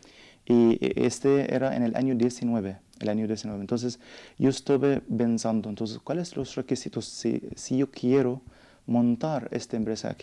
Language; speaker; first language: Spanish; non-native, learner; Arabic